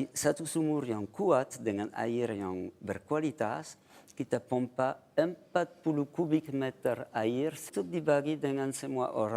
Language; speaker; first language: Indonesian; non-native, fluent; French